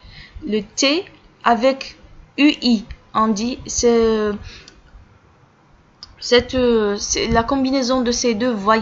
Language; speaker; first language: French; non-native, local second language; Arabic